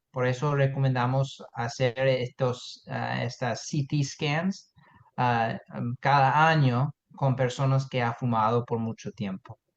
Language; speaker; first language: Spanish; non-native, fluent; English